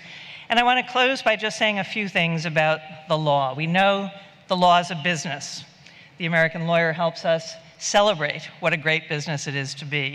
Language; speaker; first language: English; native; English